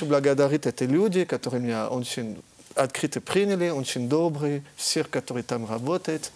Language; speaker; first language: Russian; early bilingual, heritage; French